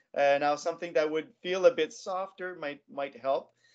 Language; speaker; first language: English; non-native, local second language; French